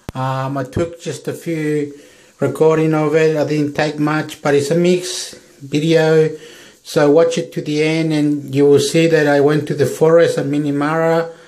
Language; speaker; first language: English; non-native, fluent; Spanish